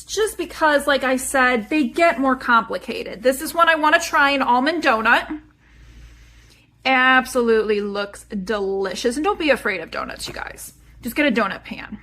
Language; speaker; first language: English; native; English